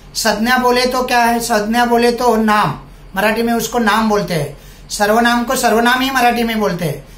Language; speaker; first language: Hindi; non-native, local second language; Marathi